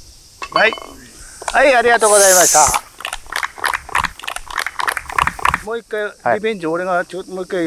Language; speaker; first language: Japanese; native; Japanese